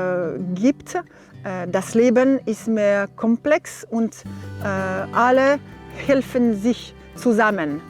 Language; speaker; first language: German; non-native, learner; French